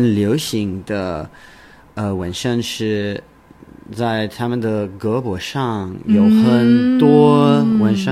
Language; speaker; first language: Chinese; non-native, learner; English